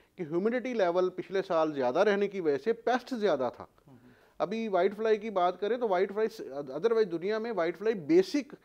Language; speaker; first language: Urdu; non-native, local second language; Punjabi